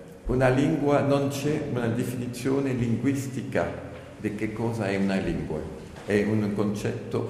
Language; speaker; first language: Italian; non-native, learner; French